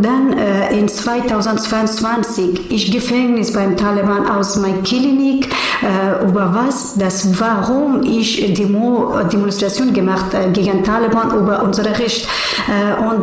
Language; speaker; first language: German; non-native, learner; Persian